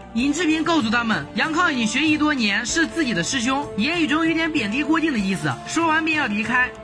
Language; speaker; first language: Chinese; native; Chinese